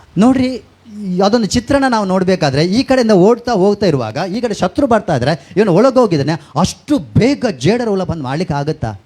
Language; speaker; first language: Kannada; non-native, local second language; Tulu